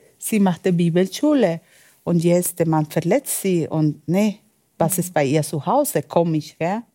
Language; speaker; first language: German; non-native, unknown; Spanish